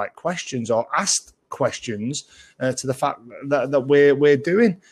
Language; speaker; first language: English; early bilingual, other home language; Maltese